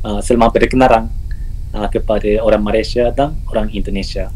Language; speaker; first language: Malay; non-native, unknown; Japanese